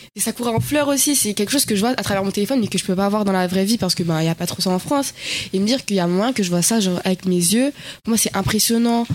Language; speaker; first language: French; native; French